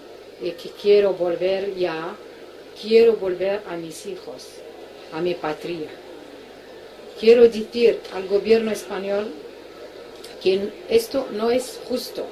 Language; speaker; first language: Spanish; non-native, local second language; Arabic